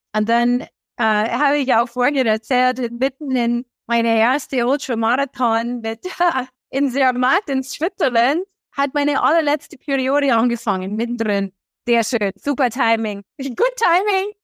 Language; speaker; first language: German; non-native, fluent; English